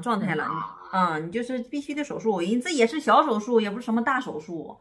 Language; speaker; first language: Chinese; native; Chinese